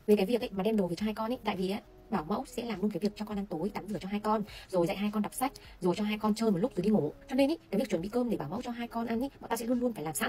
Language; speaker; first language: Vietnamese; native; Vietnamese